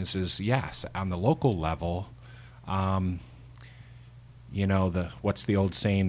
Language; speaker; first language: English; native; English